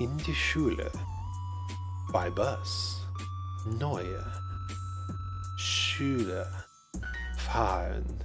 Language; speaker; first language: German; non-native, learner; English